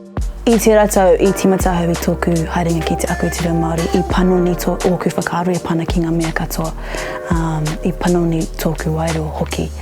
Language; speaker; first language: Māori; non-native, local second language; English